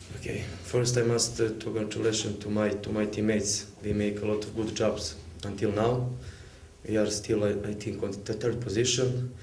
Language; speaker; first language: English; non-native, learner; Serbian